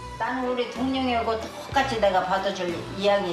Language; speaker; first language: Korean; native; Korean